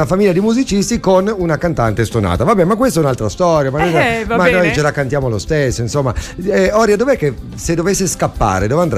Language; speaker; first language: Italian; native; Italian